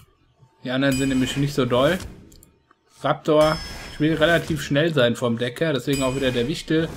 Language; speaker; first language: German; native; German